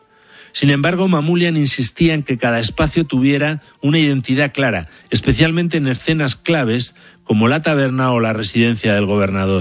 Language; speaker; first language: Spanish; native; Spanish